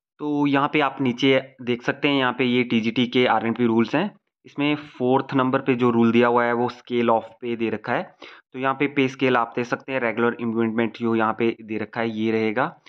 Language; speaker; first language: Hindi; native; Hindi